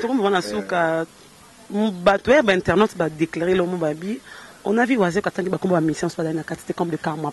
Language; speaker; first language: French; non-native, local second language; Lingala